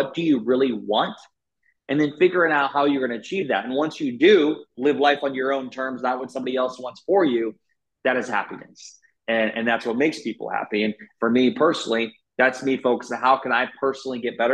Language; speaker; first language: English; native; English